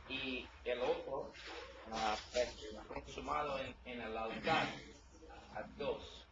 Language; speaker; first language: Spanish; non-native, learner; English